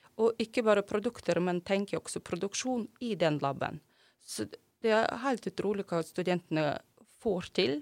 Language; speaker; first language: Norwegian; non-native, fluent; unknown